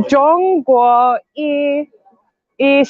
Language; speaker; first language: Chinese; non-native, learner; Afrikaans